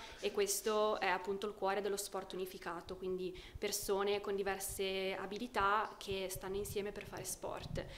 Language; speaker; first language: Italian; native; Italian